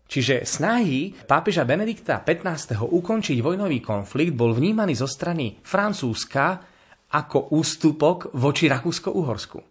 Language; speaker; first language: Slovak; native; Slovak